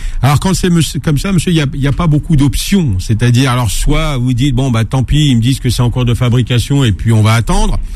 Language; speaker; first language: French; native; French